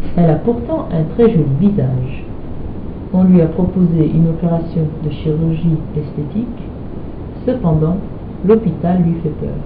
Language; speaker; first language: French; native; French